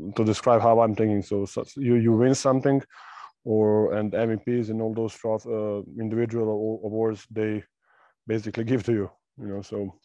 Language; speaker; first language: English; non-native, fluent; Serbian